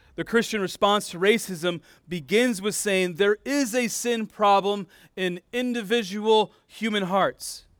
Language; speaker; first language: English; native; English